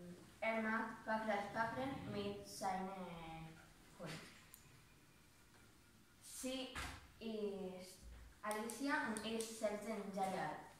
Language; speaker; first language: German; non-native, learner; Catalan